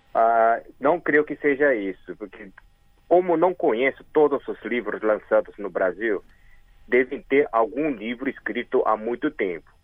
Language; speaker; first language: Portuguese; early bilingual, other home language; Korean